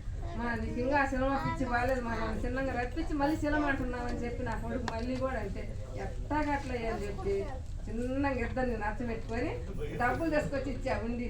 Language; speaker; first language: Telugu; native; Telugu